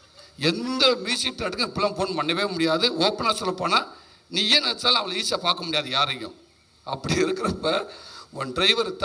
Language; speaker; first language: Tamil; native; Tamil